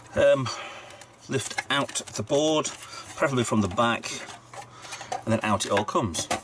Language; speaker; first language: English; native; English